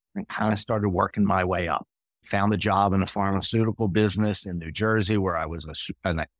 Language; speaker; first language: English; native; English